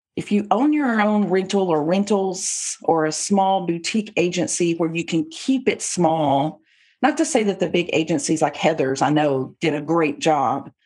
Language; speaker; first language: English; native; English